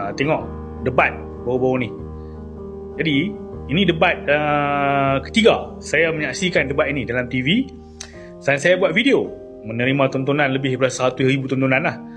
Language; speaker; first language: Malay; native; Malay